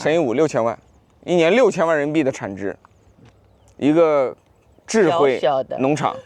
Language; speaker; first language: Chinese; native; Chinese